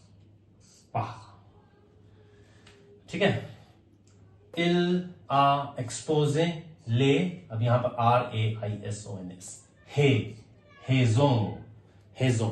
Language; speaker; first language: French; non-native, learner; Hindi